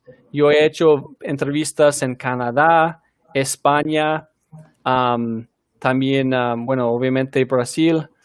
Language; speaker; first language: Spanish; non-native, fluent; English